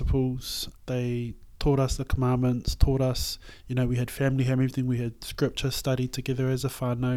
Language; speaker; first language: English; native; English